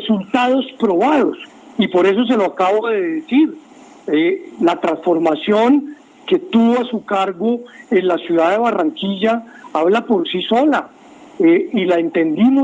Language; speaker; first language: Spanish; native; Spanish